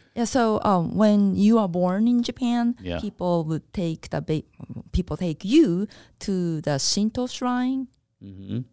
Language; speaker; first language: English; non-native, fluent; Japanese